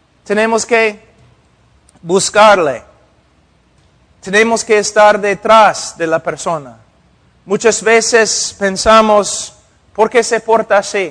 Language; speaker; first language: Spanish; non-native, fluent; English